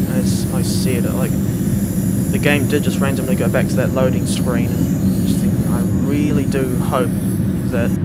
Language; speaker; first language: English; native; English